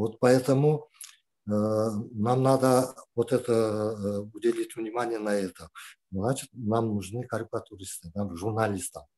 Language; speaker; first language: Russian; non-native, local second language; Kyrgyz